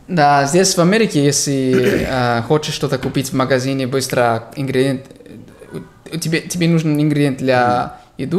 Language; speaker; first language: Russian; non-native, fluent; English